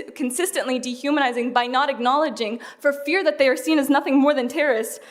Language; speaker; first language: English; early bilingual, other home language; Arabic